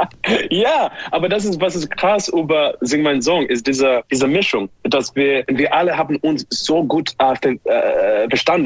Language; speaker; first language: German; non-native, fluent; English